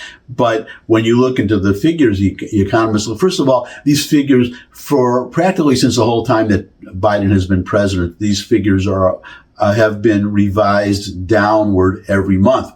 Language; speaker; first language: English; native; English